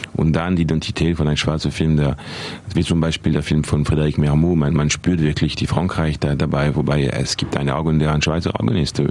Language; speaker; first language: German; non-native, fluent; French